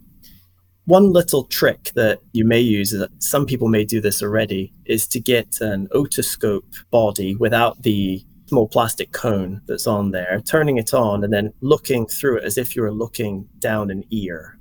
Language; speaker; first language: English; native; English